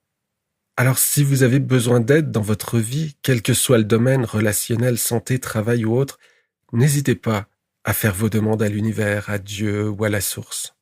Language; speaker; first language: French; native; French